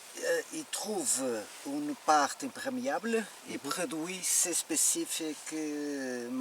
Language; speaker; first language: French; non-native, learner; Portuguese